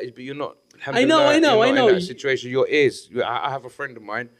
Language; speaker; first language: English; native; English